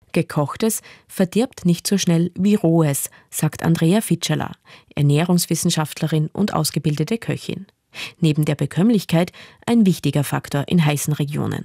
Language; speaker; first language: German; native; German